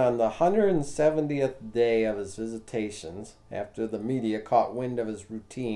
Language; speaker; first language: English; native; English